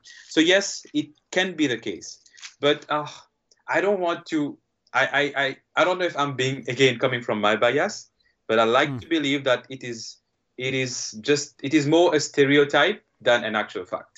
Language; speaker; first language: English; non-native, fluent; Morisyen